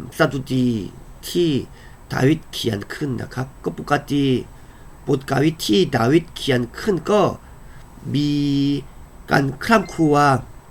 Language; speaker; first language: Thai; non-native, fluent; Korean